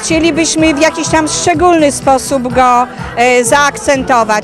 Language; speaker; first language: Polish; native; Polish